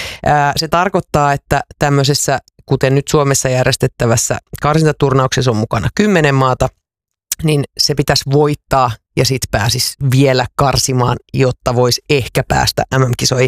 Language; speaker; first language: Finnish; native; Finnish